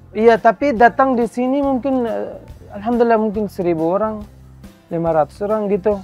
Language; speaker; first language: Indonesian; non-native, learner; Arabic